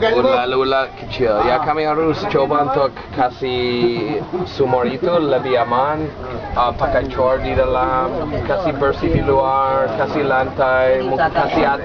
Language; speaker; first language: Indonesian; non-native, learner; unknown